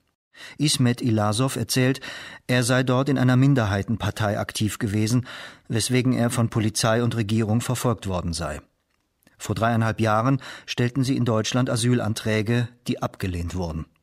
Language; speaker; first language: German; native; German